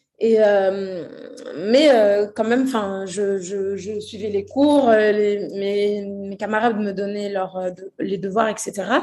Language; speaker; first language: French; early bilingual, other home language; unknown